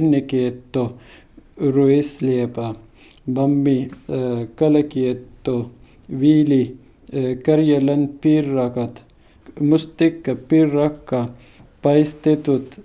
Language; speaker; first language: Finnish; non-native, learner; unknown